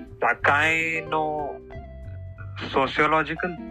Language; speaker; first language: Japanese; non-native, learner; English